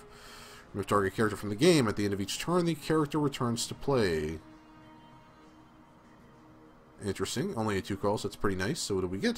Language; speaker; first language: English; native; English